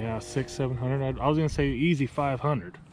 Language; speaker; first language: English; native; English